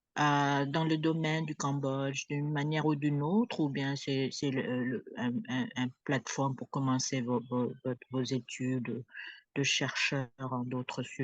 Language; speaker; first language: French; non-native, fluent; Khmer